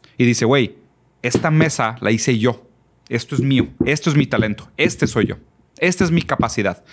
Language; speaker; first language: Spanish; early bilingual, other home language; Portuguese